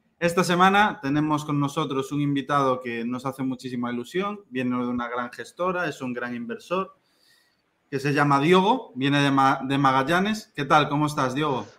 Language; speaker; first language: Spanish; native; Spanish